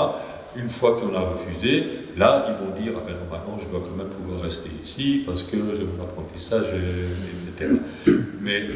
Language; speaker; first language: French; native; French